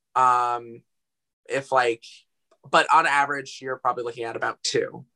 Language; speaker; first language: English; native; English